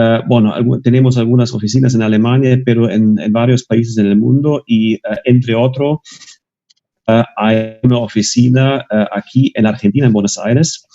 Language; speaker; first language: Spanish; non-native, fluent; German